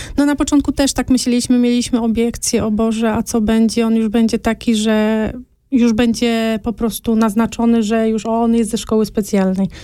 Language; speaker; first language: Polish; native; Polish